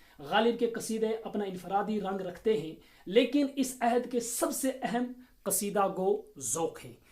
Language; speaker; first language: Urdu; non-native, local second language; Kashmiri